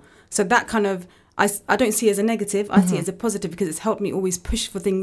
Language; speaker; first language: English; native; English